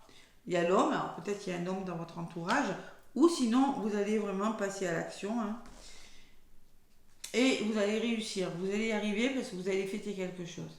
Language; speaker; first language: French; native; French